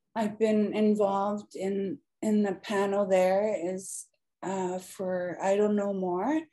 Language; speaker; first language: English; native; English